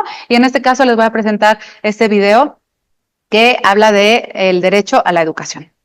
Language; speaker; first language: Spanish; native; Spanish